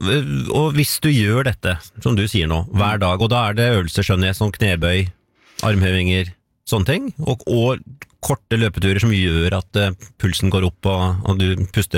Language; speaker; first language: Norwegian; native; Norwegian